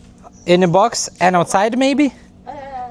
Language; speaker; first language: English; non-native, learner; Lithuanian